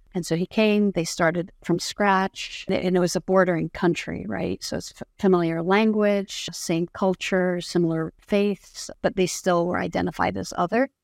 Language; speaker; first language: English; non-native, fluent; Arabic